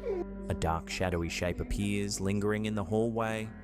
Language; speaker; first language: English; native; English